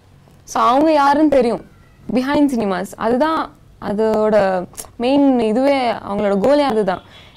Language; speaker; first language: Tamil; non-native, local second language; Telugu